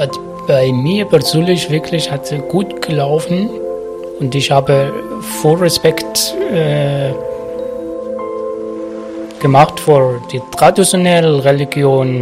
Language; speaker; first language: German; non-native, learner; Arabic